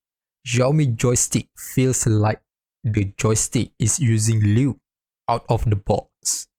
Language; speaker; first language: English; non-native, fluent; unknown